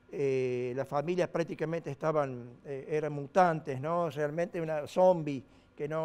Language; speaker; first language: Spanish; native; Spanish